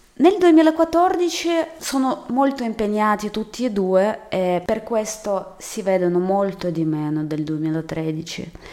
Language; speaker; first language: Italian; non-native, fluent; Russian